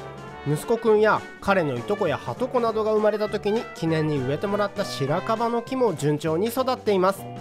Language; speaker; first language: Japanese; native; Japanese